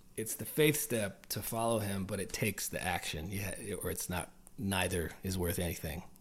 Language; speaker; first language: English; native; English